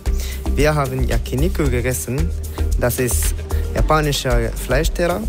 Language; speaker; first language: German; non-native, learner; Japanese